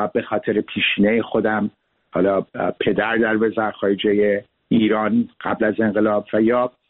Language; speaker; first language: Persian; early bilingual, heritage; Persian